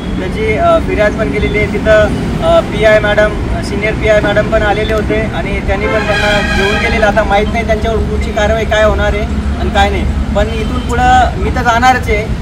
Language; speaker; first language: Marathi; non-native, local second language; Lambadi